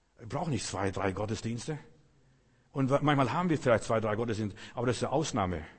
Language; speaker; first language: German; non-native, fluent; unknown